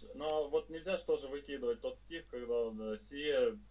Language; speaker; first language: Russian; native; Russian